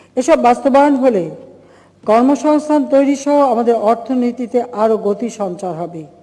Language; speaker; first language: Bangla; native; Bangla